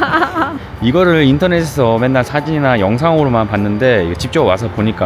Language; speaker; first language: Korean; native; Korean